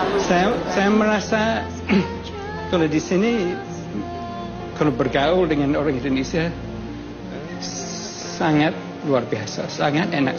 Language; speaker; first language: Indonesian; non-native, fluent; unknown